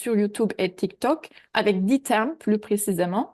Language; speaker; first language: French; native; French